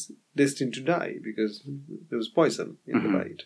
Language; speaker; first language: English; non-native, local second language; Bangla